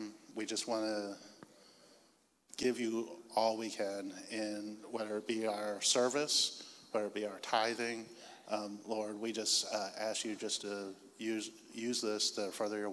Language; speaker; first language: English; native; English